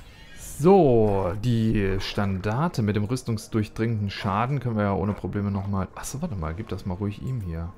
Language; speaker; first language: German; native; German